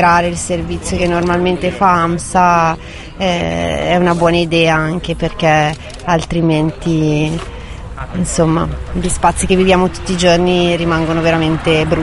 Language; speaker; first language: Italian; native; Italian